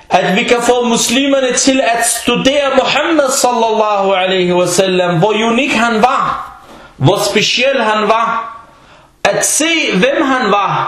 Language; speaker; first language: Danish; non-native, fluent; Arabic